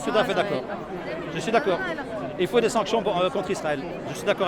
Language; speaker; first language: French; native; French